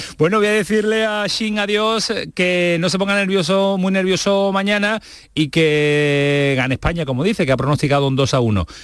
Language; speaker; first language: Spanish; native; Spanish